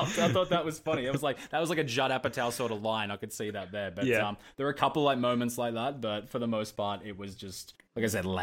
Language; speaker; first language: English; native; English